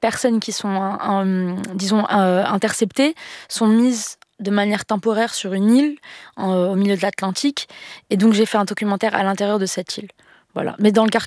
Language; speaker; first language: French; non-native, local second language; Arabic